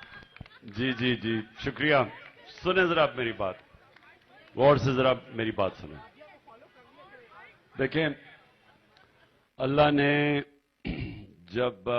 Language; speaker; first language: Urdu; native; Urdu